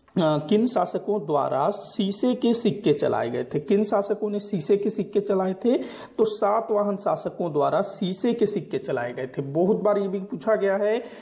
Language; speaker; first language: Hindi; non-native, local second language; Marathi